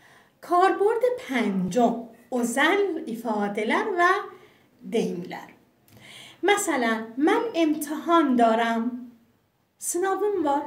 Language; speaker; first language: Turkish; non-native, fluent; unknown